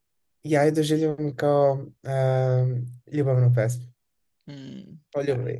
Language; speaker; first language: Serbian; native; Serbian